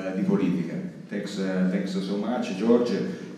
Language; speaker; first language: Italian; native; Italian